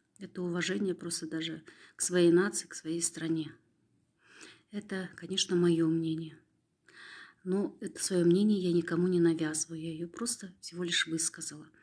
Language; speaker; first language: Russian; non-native, local second language; Kazakh